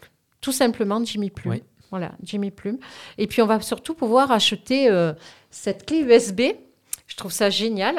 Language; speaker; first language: French; native; French